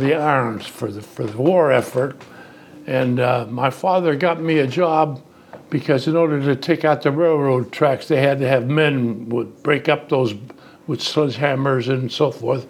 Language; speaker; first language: English; early bilingual, other home language; Italian